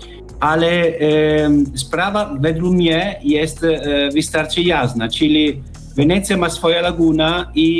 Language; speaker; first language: Polish; non-native, learner; Italian